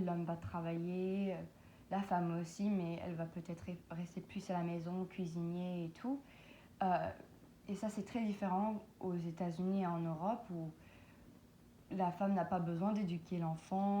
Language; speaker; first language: French; non-native, learner; English